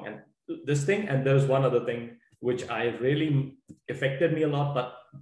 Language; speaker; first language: English; non-native, local second language; Punjabi